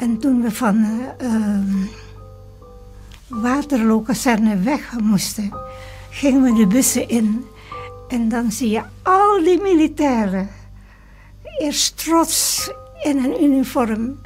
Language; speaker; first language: Dutch; early bilingual, other home language; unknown